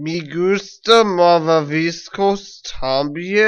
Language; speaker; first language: Spanish; non-native, learner; English